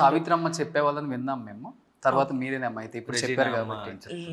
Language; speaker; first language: Telugu; native; Telugu